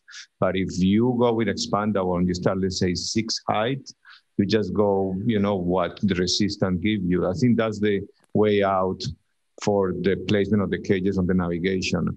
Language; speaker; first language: English; non-native, fluent; Spanish